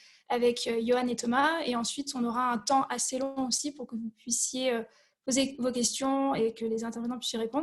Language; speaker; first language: French; native; French